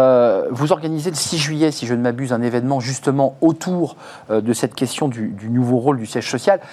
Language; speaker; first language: French; native; French